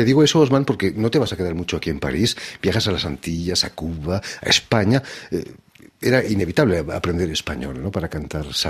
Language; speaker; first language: Spanish; native; Spanish